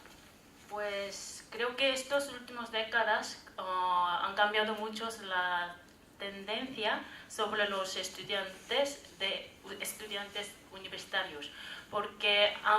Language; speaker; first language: Spanish; non-native, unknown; Korean